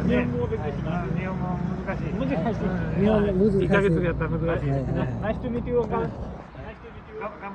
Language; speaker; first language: Japanese; non-native, learner; Nepali